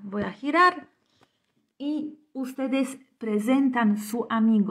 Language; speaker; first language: Spanish; non-native, fluent; Polish